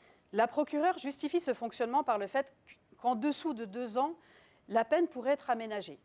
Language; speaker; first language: French; native; French